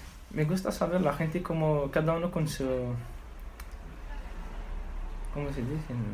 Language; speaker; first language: Spanish; non-native, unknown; Arabic